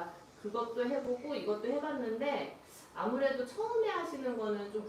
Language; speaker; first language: Korean; native; Korean